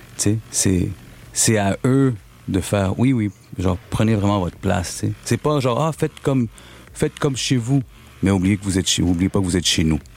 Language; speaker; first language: French; early bilingual, other home language; Spanish